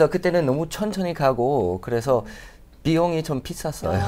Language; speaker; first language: Korean; non-native, fluent; English